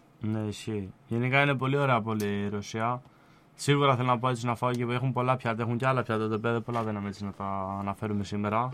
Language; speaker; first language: Greek; native; Greek